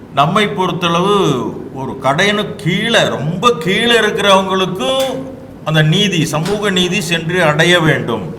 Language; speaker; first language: Tamil; native; Tamil